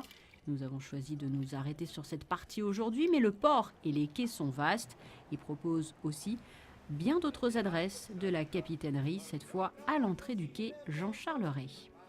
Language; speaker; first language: French; native; French